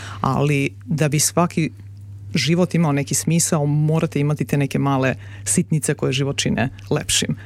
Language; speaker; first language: Serbian; native; Serbian